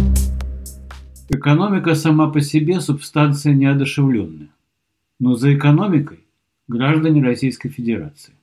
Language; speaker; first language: Russian; native; Russian